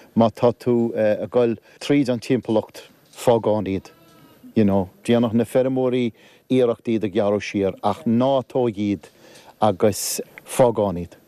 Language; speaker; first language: Irish; native; Irish